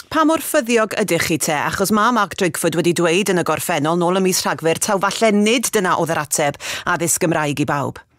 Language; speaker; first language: Welsh; native; Welsh